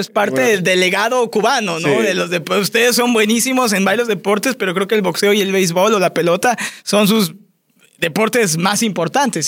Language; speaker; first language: Spanish; native; Spanish